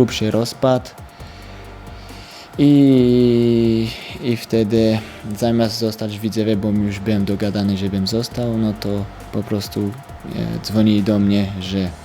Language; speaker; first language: Polish; early bilingual, heritage; French